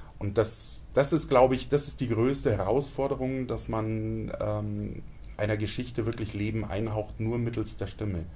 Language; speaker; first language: German; native; German